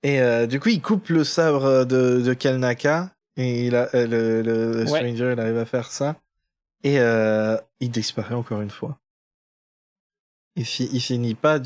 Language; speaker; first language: French; native; French